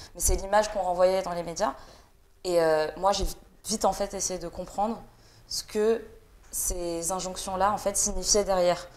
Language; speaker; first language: French; early bilingual, other home language; Vietnamese